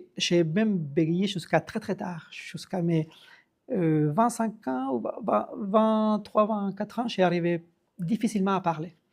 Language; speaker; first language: French; non-native, fluent; Spanish